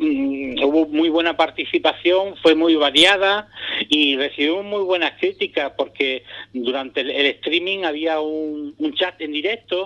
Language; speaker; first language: Spanish; native; Spanish